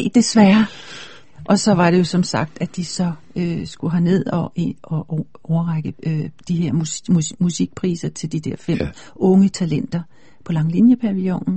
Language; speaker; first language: Danish; native; Danish